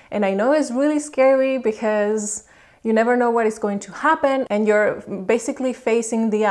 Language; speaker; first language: English; non-native, fluent; Spanish